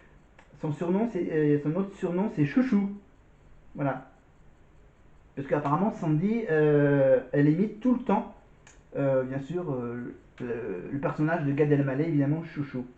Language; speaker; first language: French; native; French